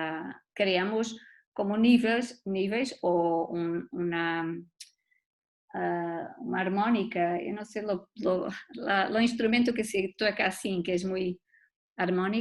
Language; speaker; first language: Spanish; non-native, learner; Portuguese